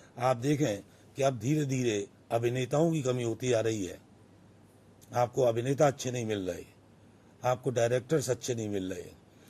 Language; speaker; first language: Hindi; native; Hindi